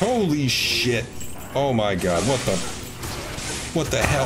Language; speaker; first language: English; native; English